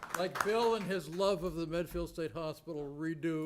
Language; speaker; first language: English; native; English